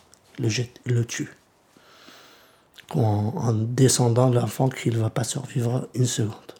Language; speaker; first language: French; early bilingual, other home language; Kurdish